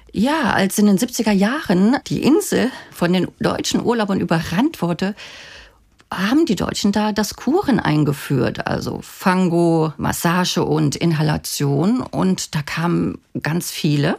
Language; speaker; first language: German; native; German